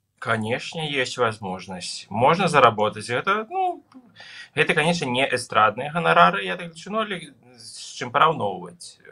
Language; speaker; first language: Russian; native; Russian